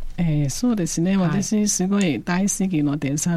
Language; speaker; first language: Japanese; non-native, fluent; Chinese